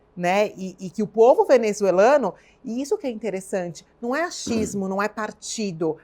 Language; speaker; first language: Portuguese; native; Portuguese